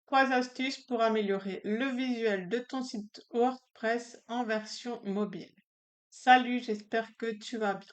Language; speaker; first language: French; native; French